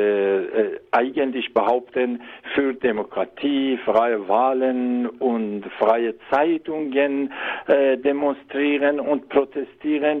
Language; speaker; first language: German; non-native, learner; Persian